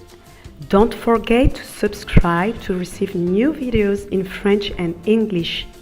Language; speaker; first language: English; non-native, fluent; French